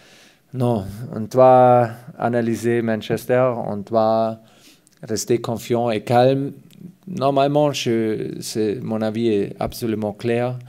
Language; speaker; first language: French; non-native, fluent; German